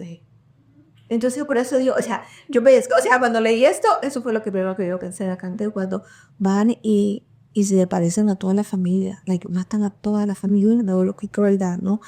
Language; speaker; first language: Spanish; early bilingual, heritage; Spanish